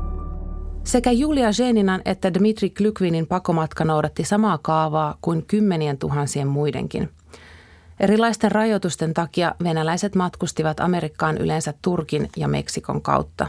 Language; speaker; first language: Finnish; native; Finnish